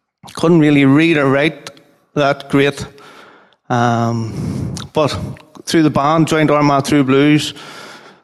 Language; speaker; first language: English; native; English